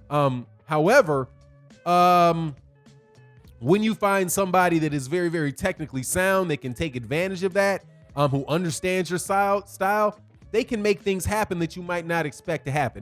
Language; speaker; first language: English; native; English